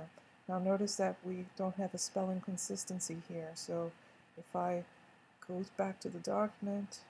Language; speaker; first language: English; native; English